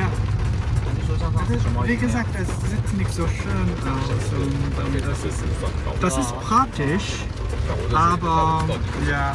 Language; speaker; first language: German; non-native, fluent; Chinese